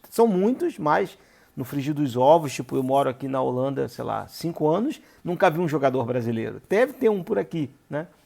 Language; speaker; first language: Portuguese; native; Portuguese